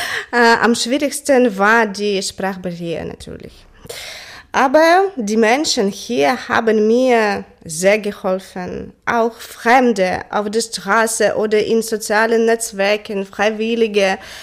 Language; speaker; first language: German; non-native, learner; Ukrainian